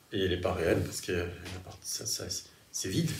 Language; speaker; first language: French; native; French